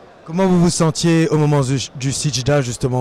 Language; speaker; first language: French; native; French